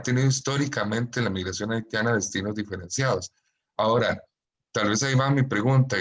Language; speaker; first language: Spanish; native; Spanish